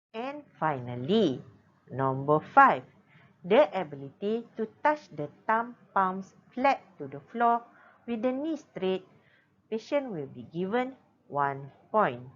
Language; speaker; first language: English; non-native, local second language; Malay